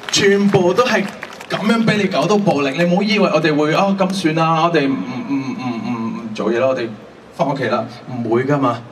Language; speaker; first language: Chinese; non-native, fluent; Spanish